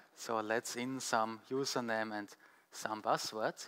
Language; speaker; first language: English; non-native, fluent; German